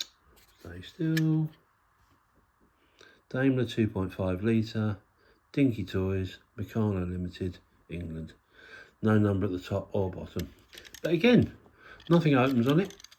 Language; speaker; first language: English; native; English